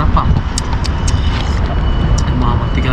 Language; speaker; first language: Filipino; native; Filipino